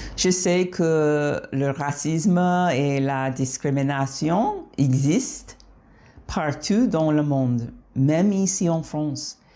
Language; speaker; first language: French; non-native, fluent; English